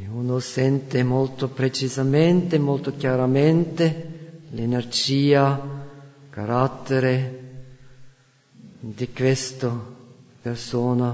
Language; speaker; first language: Italian; non-native, fluent; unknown